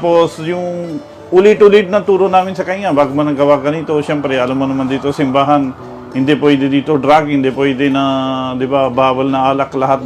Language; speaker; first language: Filipino; non-native, learner; Punjabi